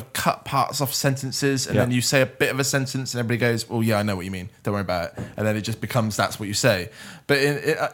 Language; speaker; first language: English; native; English